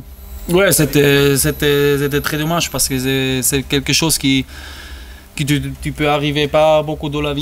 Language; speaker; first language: French; non-native, learner; German